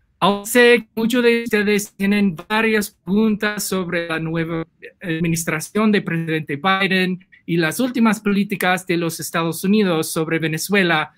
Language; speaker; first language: Spanish; non-native, fluent; English